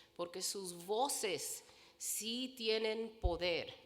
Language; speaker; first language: Spanish; early bilingual, heritage; Spanish